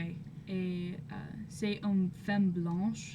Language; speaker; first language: French; non-native, learner; English